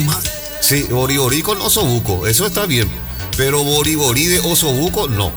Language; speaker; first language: Spanish; native; Spanish